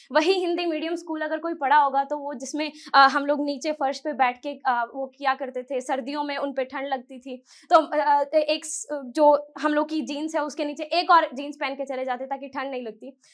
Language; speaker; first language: Hindi; native; Hindi